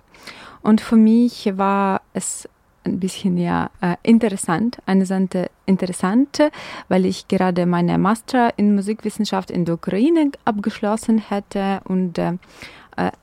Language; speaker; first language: German; non-native, fluent; Ukrainian